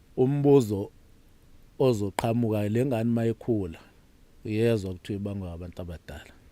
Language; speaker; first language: Zulu; native; Zulu